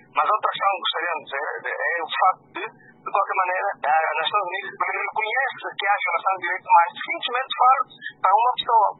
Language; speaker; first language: Portuguese; native; Portuguese